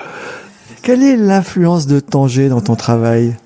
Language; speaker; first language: French; native; French